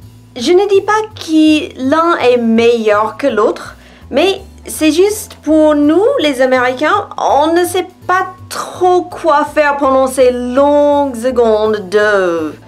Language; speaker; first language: French; non-native, fluent; English